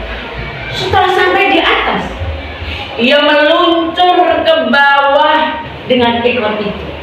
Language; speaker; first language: Indonesian; native; Indonesian